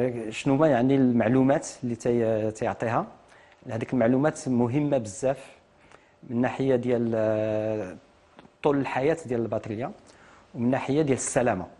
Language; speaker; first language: Arabic; native; Arabic